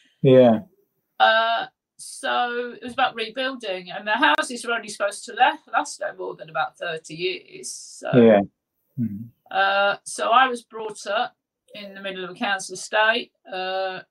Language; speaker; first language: English; native; English